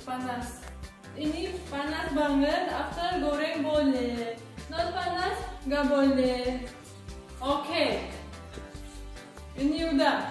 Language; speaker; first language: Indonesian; non-native, learner; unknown